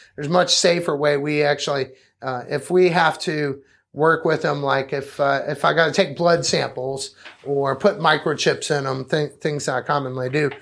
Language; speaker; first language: English; native; English